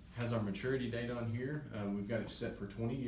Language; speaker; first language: English; native; English